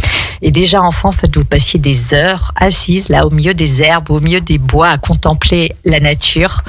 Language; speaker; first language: French; native; French